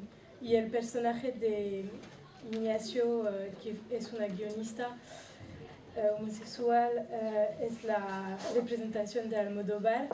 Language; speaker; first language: Spanish; non-native, learner; French